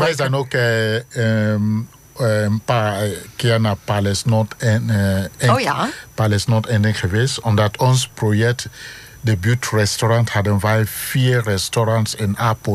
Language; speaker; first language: Dutch; non-native, fluent; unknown